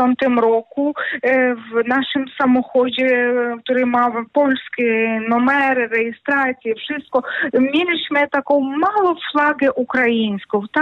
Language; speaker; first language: Polish; non-native, fluent; Ukrainian